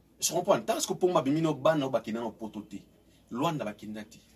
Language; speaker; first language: Lingala; non-native, local second language; Swahili